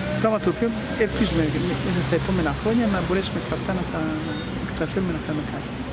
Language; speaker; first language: Greek; non-native, fluent; Rundi